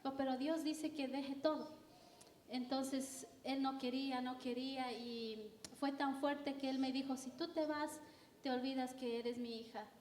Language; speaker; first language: Spanish; native; Spanish